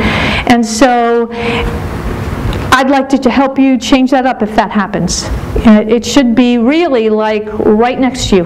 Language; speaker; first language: English; native; English